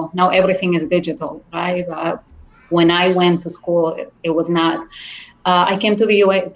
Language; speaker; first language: English; non-native, fluent; Spanish